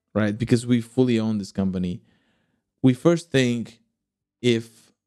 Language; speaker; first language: English; non-native, fluent; Portuguese